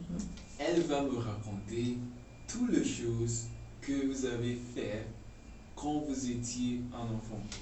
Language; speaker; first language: French; non-native, fluent; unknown